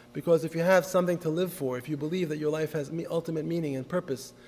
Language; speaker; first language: English; native; English